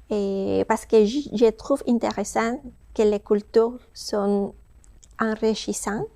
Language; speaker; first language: French; non-native, fluent; Spanish